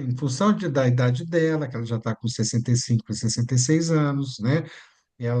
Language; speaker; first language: Portuguese; native; Portuguese